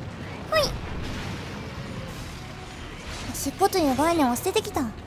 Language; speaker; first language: Japanese; native; Japanese